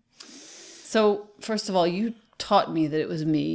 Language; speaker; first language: English; native; English